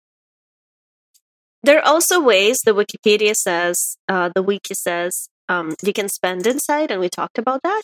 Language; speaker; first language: English; non-native, fluent; Russian